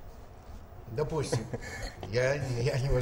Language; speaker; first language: Russian; native; Russian